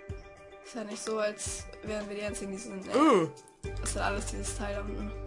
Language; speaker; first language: German; native; German